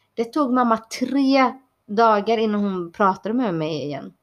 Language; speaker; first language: Swedish; early bilingual, other home language; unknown